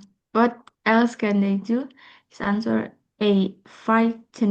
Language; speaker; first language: English; non-native, learner; Indonesian